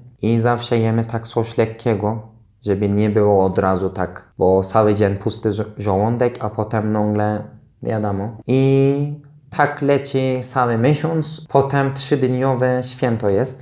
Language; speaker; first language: Polish; non-native, fluent; Turkish